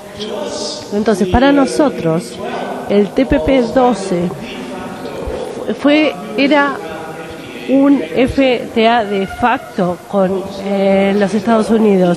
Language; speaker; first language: Spanish; non-native, fluent; Japanese